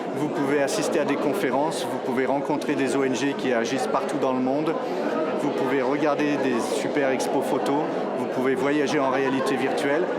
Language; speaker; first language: French; native; French